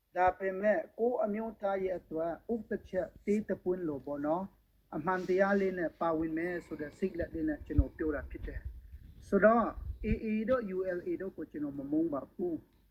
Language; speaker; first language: Burmese; non-native, local second language; Hakha Chin